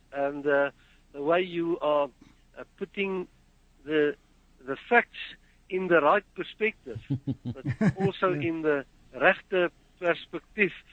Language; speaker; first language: English; non-native, fluent; Afrikaans